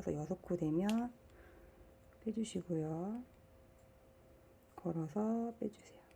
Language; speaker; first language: Korean; native; Korean